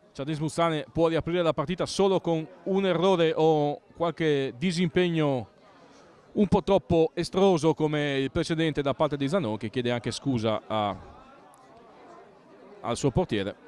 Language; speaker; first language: Italian; native; Italian